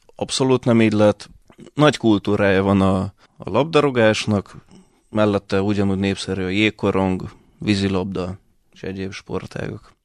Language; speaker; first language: Hungarian; early bilingual, other home language; Russian